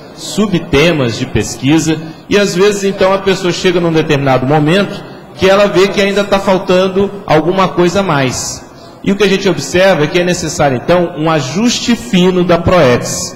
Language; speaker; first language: Portuguese; native; Portuguese